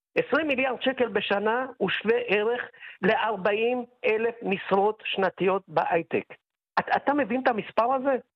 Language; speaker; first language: Hebrew; native; Hebrew